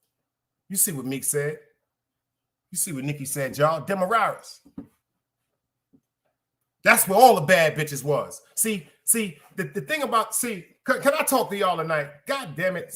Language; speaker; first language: English; native; English